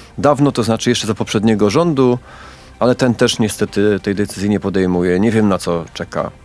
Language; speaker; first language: Polish; native; Polish